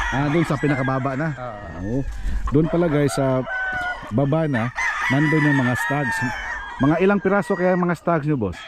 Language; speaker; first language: Filipino; non-native, local second language; Cebuano